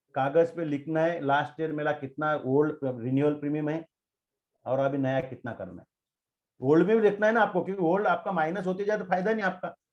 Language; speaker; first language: Hindi; non-native, local second language; Marathi